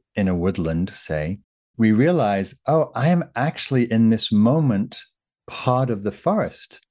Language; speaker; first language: English; native; English